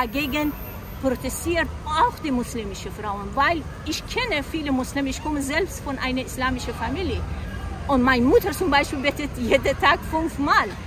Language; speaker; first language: German; non-native, fluent; Persian